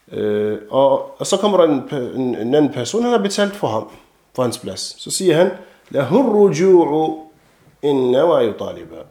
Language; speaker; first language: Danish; non-native, fluent; Arabic